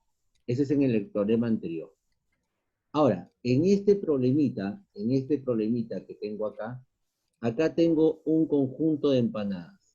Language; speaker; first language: Spanish; native; Spanish